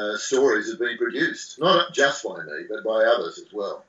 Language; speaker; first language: English; native; English